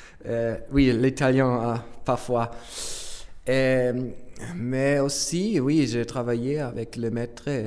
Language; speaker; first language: French; non-native, fluent; German